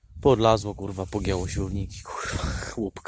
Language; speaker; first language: Polish; native; Polish